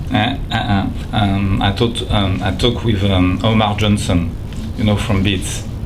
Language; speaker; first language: English; non-native, fluent; French